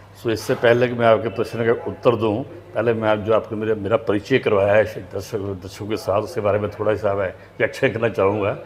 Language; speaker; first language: Hindi; non-native, local second language; Punjabi